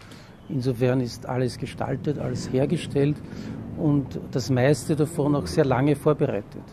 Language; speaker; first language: German; native; German